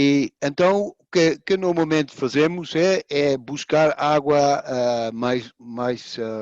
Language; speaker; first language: Portuguese; non-native, fluent; Dutch